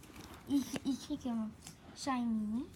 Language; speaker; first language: French; native; French